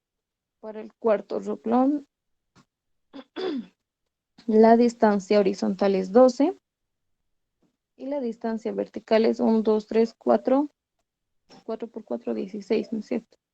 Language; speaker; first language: Spanish; native; Spanish